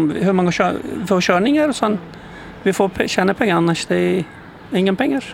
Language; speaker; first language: Swedish; non-native, learner; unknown